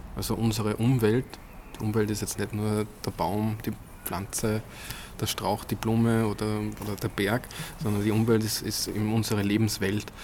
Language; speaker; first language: German; native; German